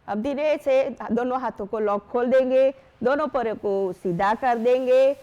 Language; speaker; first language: Hindi; non-native, local second language; Gujarati